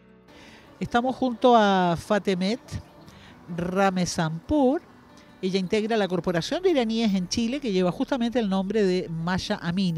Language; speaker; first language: Spanish; native; Spanish